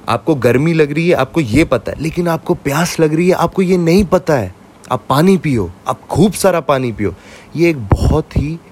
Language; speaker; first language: Hindi; native; Hindi